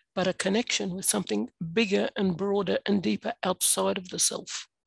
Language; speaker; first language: English; native; English